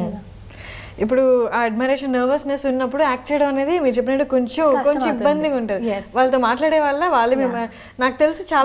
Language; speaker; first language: Telugu; native; Telugu